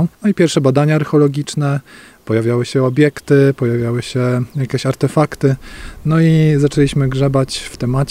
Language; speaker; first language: Polish; native; Polish